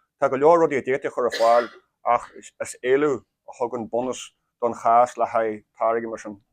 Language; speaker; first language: Irish; native; Irish